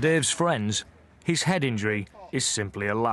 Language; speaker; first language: English; native; English